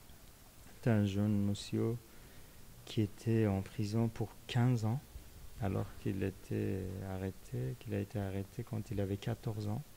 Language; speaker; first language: French; non-native, fluent; Persian